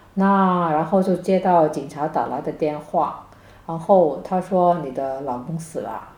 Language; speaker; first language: Chinese; non-native, local second language; Cantonese